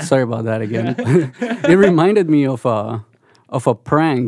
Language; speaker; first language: English; non-native, fluent; Spanish